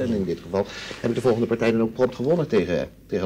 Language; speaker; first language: Dutch; native; Dutch